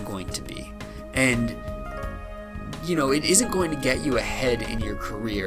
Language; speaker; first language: English; native; English